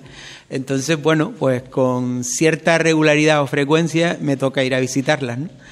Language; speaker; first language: Spanish; native; Spanish